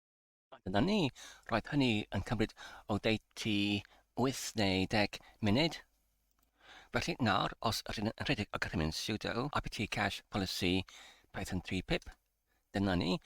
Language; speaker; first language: Welsh; non-native, fluent; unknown